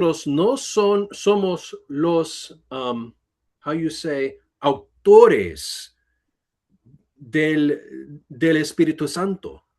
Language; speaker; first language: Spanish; non-native, learner; English